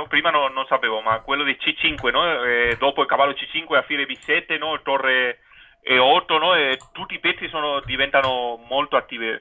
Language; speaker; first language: Italian; non-native, fluent; Spanish